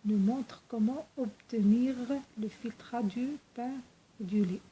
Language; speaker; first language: French; non-native, local second language; Arabic